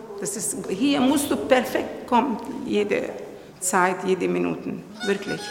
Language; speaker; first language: German; non-native, learner; Turkish